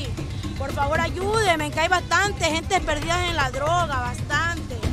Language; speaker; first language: Spanish; native; Spanish